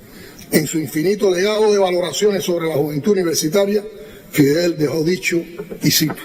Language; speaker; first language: Spanish; native; Spanish